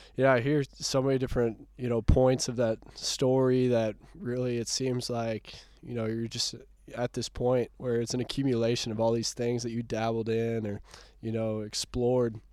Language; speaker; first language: English; native; English